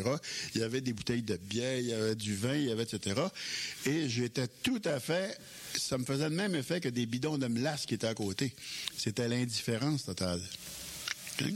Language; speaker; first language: French; native; French